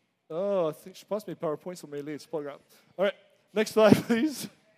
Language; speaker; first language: French; non-native, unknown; English